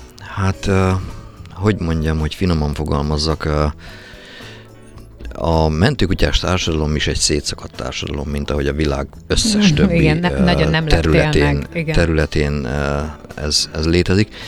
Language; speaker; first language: Hungarian; native; Hungarian